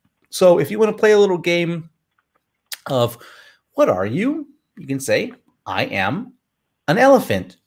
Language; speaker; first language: English; native; English